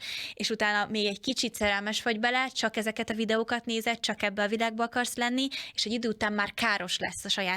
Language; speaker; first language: Hungarian; native; Hungarian